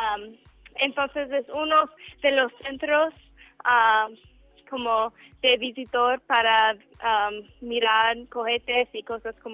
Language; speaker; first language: Spanish; non-native, learner; English